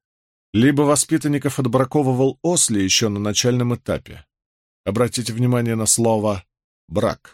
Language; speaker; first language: Russian; native; Russian